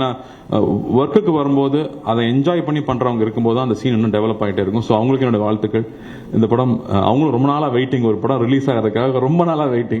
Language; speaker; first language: Tamil; native; Tamil